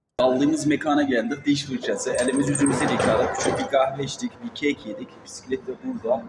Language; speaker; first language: Turkish; native; Turkish